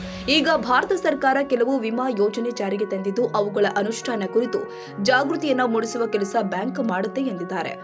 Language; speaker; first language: Kannada; native; Kannada